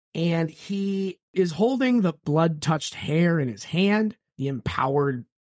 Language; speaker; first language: English; native; English